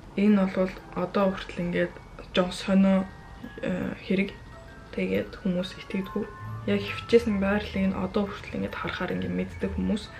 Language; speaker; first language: Mongolian; early bilingual, heritage; Mongolian